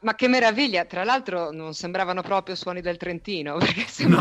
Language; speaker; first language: Italian; native; Italian